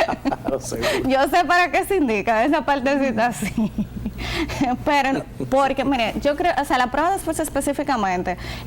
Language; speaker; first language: Spanish; native; Spanish